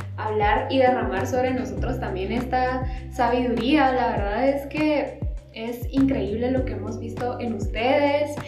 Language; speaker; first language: Spanish; native; Spanish